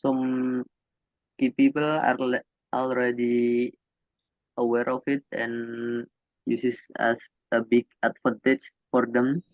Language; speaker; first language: English; non-native, learner; Indonesian